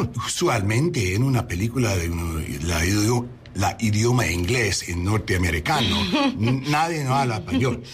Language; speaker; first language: Spanish; non-native, learner; English